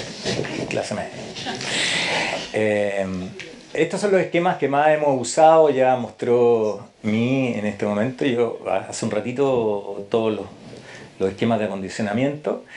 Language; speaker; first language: Spanish; native; Spanish